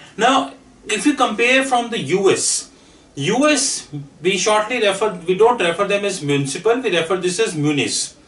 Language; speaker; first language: English; non-native, local second language; Hindi